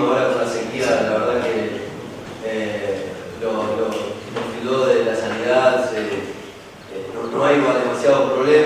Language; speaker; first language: Spanish; native; Spanish